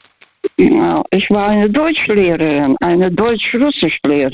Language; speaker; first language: German; non-native, local second language; Russian